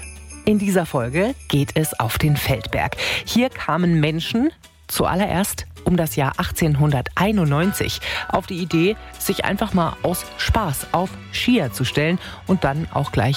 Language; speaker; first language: German; native; German